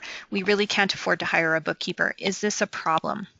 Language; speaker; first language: English; native; English